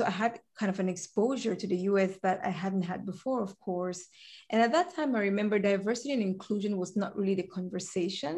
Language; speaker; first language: English; native; English